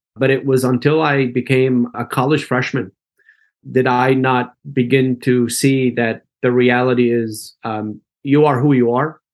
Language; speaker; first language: English; early bilingual, other home language; Arabic